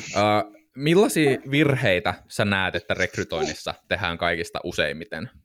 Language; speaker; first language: Finnish; native; Finnish